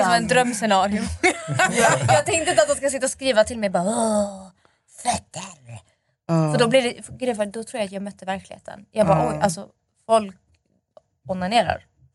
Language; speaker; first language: Swedish; native; Swedish